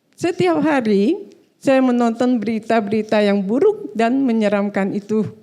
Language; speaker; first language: Indonesian; native; Indonesian